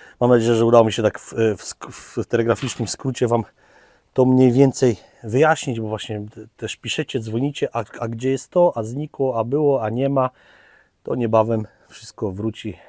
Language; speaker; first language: Polish; native; Polish